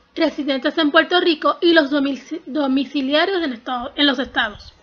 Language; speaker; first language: Spanish; native; Spanish